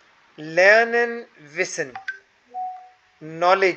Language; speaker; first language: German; non-native, fluent; Hindi